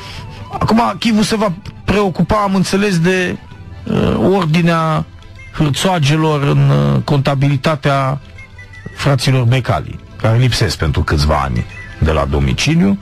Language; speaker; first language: Romanian; native; Romanian